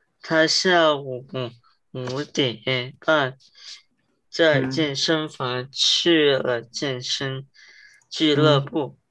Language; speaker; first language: Chinese; early bilingual, heritage; English